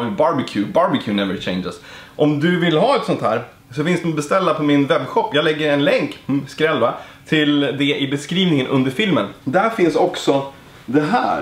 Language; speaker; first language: Swedish; native; Swedish